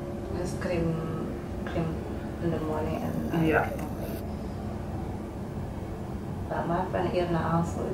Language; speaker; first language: English; non-native, learner; Indonesian